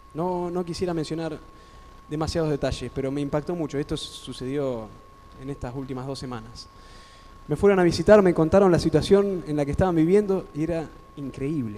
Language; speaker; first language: Spanish; native; Spanish